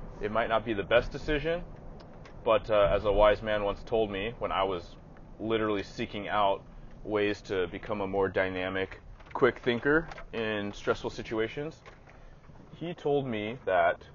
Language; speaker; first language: English; native; English